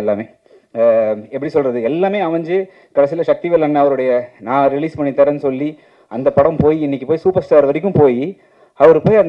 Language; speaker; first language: Tamil; native; Tamil